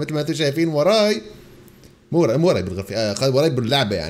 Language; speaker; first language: Arabic; native; Arabic